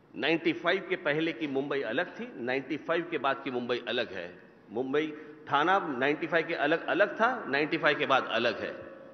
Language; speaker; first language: Hindi; non-native, local second language; Marathi